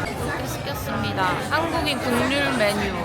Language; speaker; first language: Korean; native; Korean